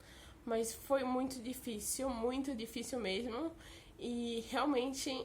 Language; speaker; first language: Portuguese; early bilingual, heritage; Portuguese